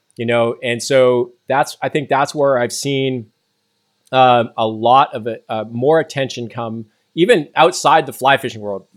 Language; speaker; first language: English; native; English